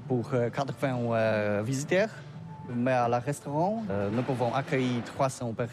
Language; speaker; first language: French; non-native, learner; Polish